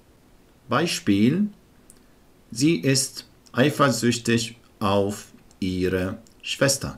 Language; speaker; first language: German; non-native, fluent; Arabic